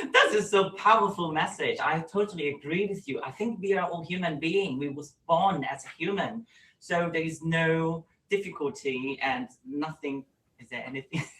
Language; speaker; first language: English; non-native, learner; Thai